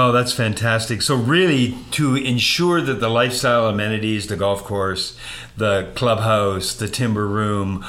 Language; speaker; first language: English; native; English